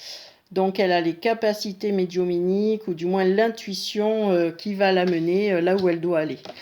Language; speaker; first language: French; native; French